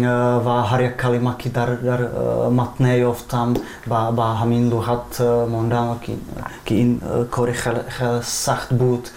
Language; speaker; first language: Persian; non-native, fluent; Czech